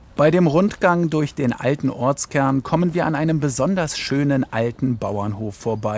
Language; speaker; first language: German; native; German